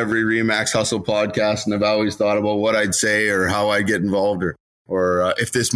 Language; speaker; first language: English; native; English